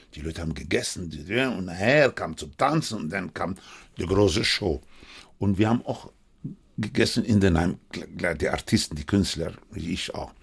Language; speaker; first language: German; non-native, fluent; Spanish